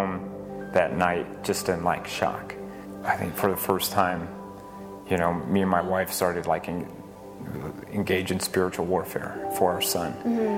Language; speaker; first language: English; native; English